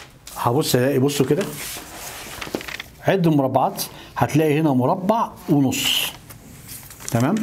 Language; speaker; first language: Arabic; native; Arabic